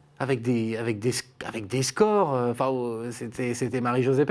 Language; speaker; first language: French; native; French